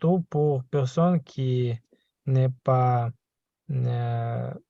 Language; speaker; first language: French; non-native, learner; Russian